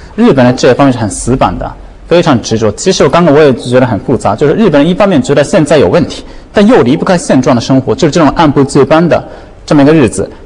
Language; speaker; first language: Chinese; non-native, fluent; Japanese